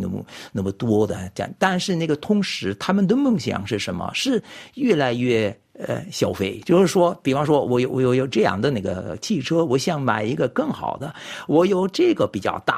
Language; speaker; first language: Chinese; non-native, fluent; French